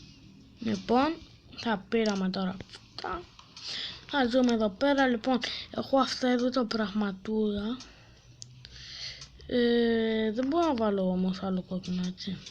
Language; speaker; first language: Greek; native; Greek